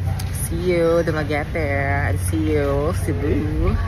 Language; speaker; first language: English; non-native, local second language; Cebuano